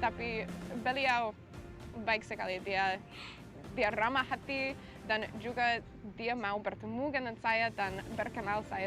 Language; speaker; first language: Indonesian; non-native, learner; English